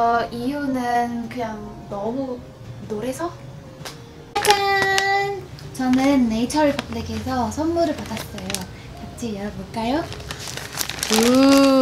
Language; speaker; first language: Korean; non-native, fluent; Vietnamese